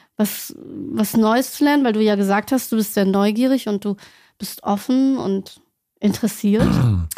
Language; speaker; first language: German; native; German